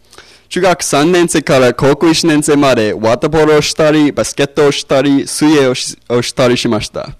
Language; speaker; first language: Japanese; non-native, learner; English